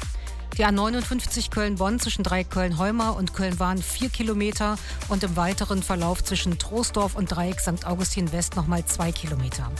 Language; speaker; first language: German; native; German